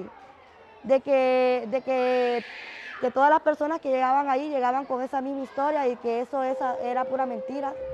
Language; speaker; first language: Spanish; native; Spanish